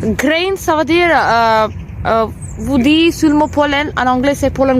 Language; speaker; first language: French; non-native, learner; Tamil